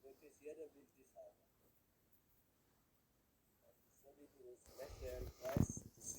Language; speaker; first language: German; non-native, learner; Tigrinya